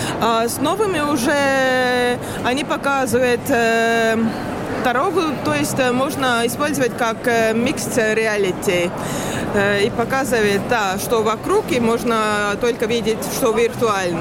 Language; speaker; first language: Russian; non-native, learner; Estonian